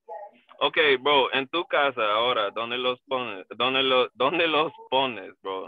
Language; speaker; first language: Spanish; non-native, learner; English